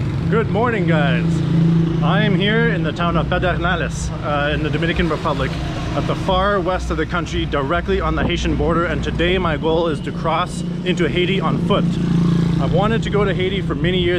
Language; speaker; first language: English; native; English